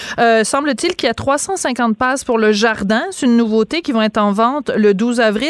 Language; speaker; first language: French; native; French